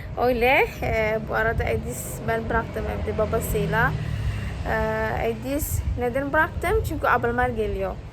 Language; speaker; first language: Turkish; non-native, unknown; Indonesian